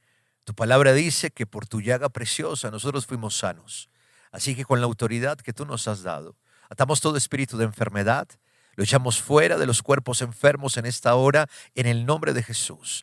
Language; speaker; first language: Spanish; native; Spanish